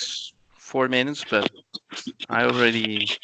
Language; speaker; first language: English; non-native, learner; Spanish